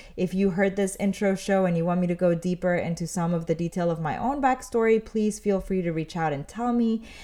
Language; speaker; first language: English; early bilingual, other home language; Spanish